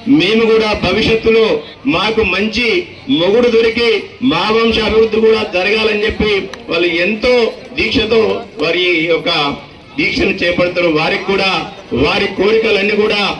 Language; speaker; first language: Telugu; native; Telugu